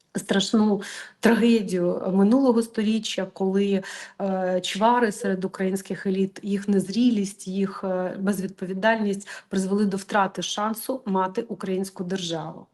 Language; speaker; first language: Ukrainian; native; Ukrainian